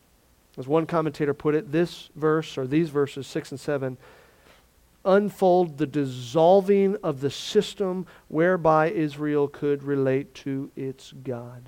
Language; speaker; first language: English; native; English